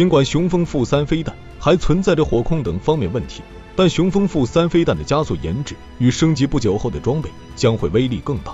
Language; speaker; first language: Chinese; native; Chinese